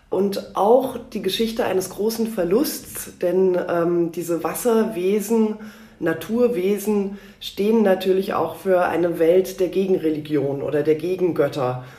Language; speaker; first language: German; native; German